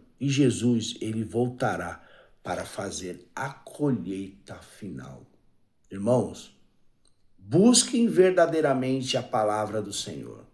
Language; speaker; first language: Portuguese; native; Portuguese